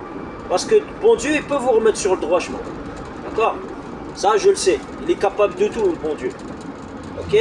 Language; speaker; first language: French; native; French